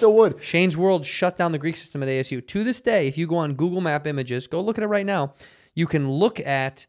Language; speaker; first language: English; native; English